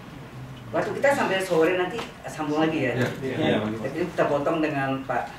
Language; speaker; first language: Indonesian; native; Indonesian